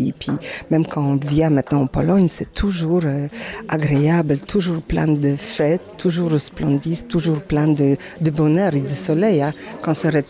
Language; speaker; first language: French; non-native, learner; Polish